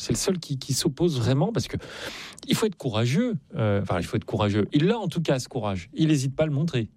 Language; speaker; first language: French; native; French